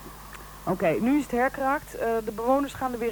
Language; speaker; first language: Dutch; native; Dutch